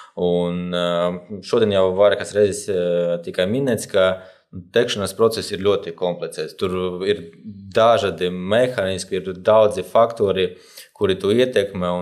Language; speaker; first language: Latvian; non-native, local second language; Russian